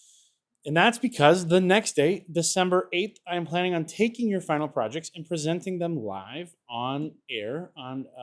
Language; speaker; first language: English; native; English